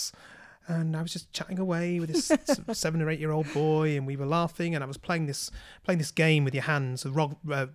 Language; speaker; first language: English; native; English